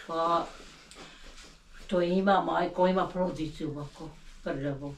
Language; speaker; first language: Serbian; non-native, local second language; Albanian